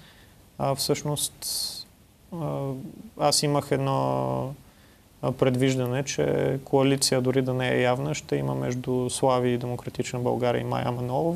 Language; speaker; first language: Bulgarian; native; Bulgarian